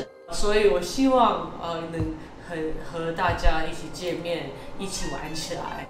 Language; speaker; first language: Chinese; non-native, fluent; English